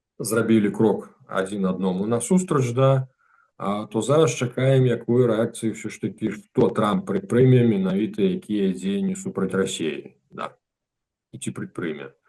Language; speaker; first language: Belarusian; non-native, local second language; Russian